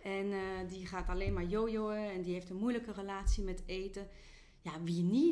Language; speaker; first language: Dutch; non-native, fluent; French